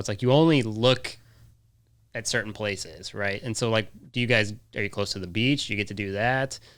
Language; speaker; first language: English; native; English